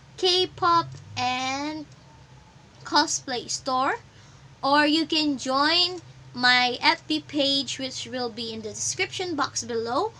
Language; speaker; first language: English; non-native, local second language; Filipino